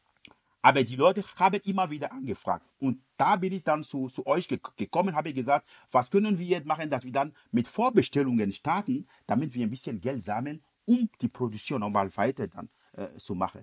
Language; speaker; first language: German; non-native, fluent; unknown